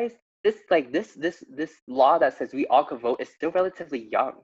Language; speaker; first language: English; native; English